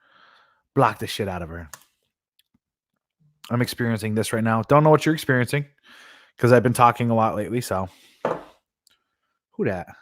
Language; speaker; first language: English; native; English